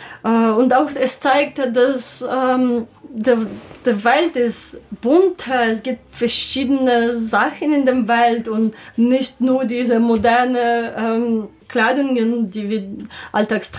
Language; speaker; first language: German; non-native, learner; Ukrainian